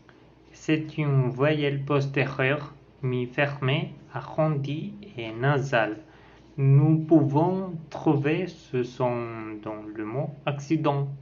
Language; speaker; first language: French; non-native, learner; Spanish